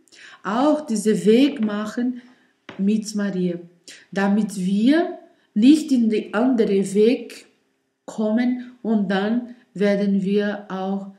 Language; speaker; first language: German; non-native, learner; Portuguese